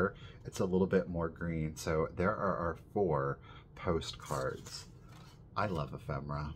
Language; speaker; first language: English; native; English